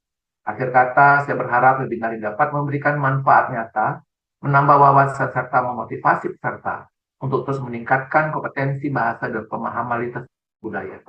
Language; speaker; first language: Indonesian; native; Indonesian